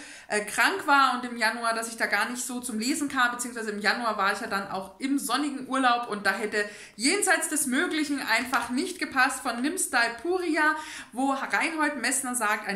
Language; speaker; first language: German; native; German